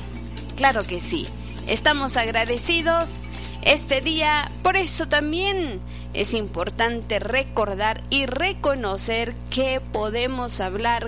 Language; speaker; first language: Spanish; native; Spanish